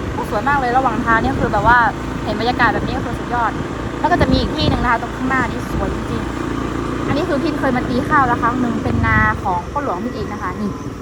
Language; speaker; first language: Thai; non-native, local second language; Karen languages